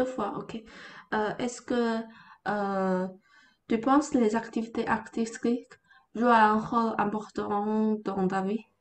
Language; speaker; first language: French; non-native, learner; Chinese